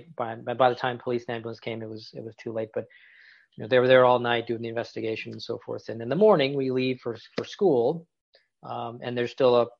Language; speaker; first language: English; native; English